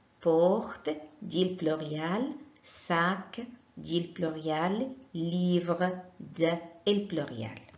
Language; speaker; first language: French; non-native, fluent; Arabic